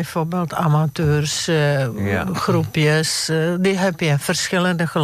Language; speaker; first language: Dutch; non-native, fluent; Czech